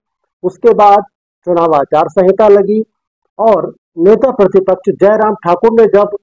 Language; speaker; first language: Hindi; native; Hindi